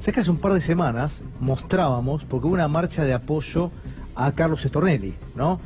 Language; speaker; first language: Spanish; native; Spanish